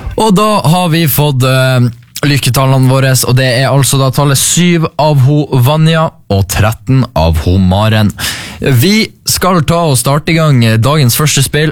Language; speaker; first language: Norwegian; native; Norwegian